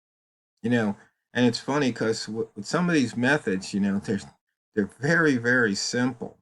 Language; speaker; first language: English; native; English